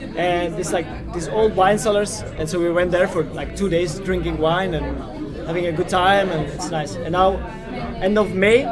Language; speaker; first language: English; non-native, fluent; Dutch